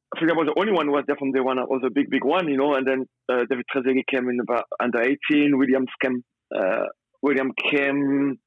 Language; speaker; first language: English; non-native, fluent; French